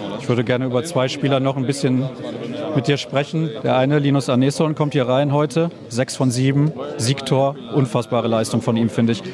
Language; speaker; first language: German; native; German